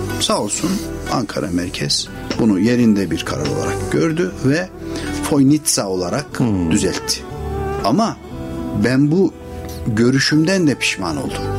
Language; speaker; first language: Turkish; native; Turkish